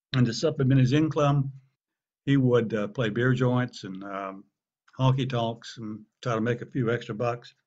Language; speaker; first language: English; native; English